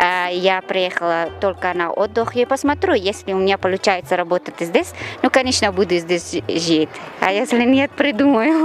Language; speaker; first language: Russian; non-native, learner; Persian